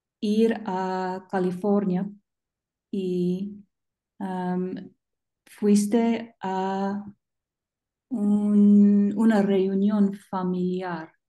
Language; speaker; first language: Spanish; non-native, learner; English